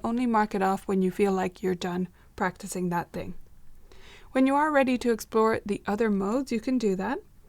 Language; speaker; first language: English; native; English